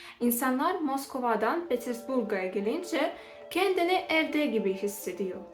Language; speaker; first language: Turkish; non-native, fluent; Russian